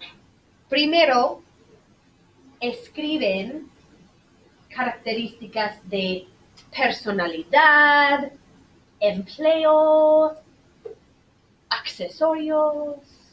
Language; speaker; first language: Spanish; non-native, fluent; English